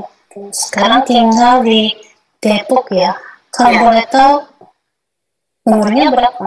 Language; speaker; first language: Indonesian; non-native, fluent; Japanese